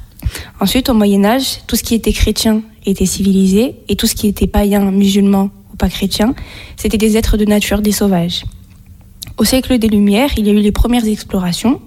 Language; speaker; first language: French; native; French